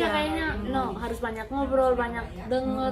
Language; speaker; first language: Indonesian; non-native, fluent; Spanish